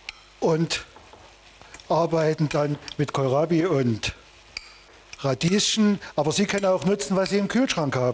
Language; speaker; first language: German; native; German